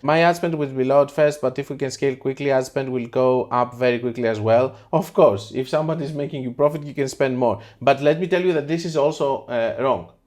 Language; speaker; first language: English; non-native, fluent; Greek